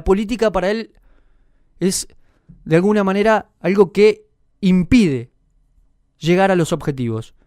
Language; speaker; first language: Spanish; native; Spanish